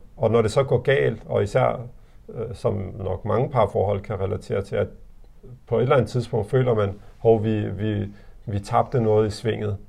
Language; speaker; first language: Danish; early bilingual, other home language; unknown